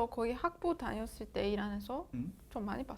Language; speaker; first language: Korean; non-native, fluent; Persian